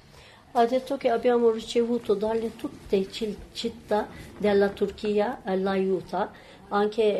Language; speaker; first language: Italian; non-native, learner; Turkish